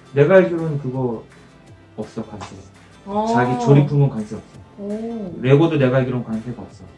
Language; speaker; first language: Korean; native; Korean